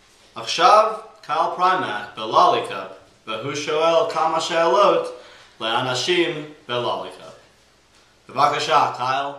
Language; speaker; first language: Hebrew; non-native, learner; English